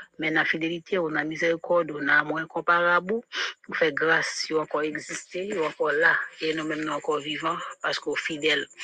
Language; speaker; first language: French; non-native, local second language; Haitian Creole